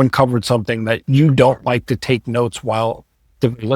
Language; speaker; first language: English; native; English